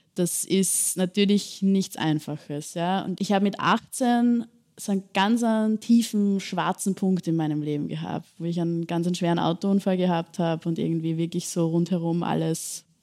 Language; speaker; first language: German; native; German